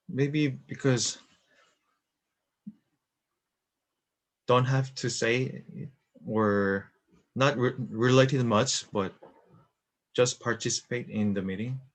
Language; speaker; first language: English; non-native, learner; Korean